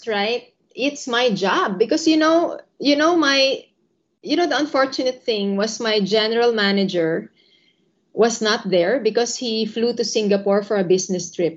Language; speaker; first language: English; non-native, local second language; Filipino